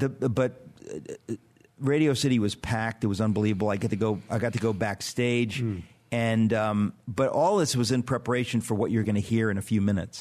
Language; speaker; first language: English; native; English